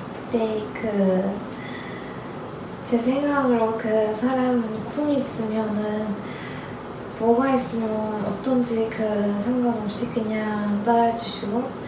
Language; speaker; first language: Korean; non-native, learner; Turkish